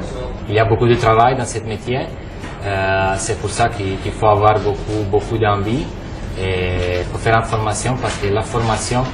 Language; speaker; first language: French; non-native, fluent; Romanian